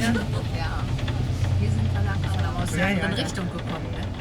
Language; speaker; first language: German; native; German